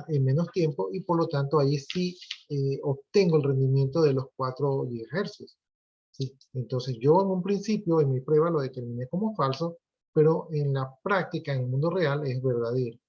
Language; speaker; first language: Spanish; native; Spanish